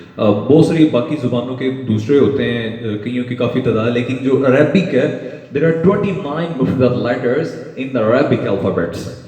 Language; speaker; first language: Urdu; non-native, local second language; Punjabi